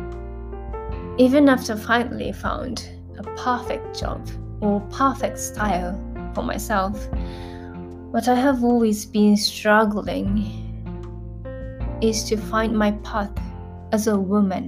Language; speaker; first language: English; non-native, fluent; Japanese